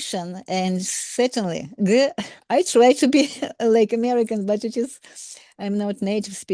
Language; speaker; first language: English; non-native, learner; Russian